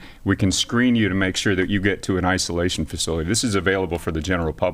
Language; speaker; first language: English; native; English